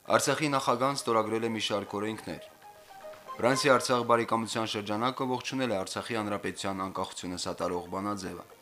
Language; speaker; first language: Armenian; native; Armenian